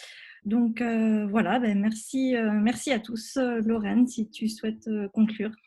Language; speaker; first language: French; native; French